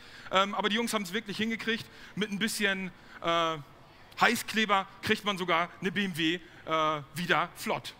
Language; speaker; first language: German; native; German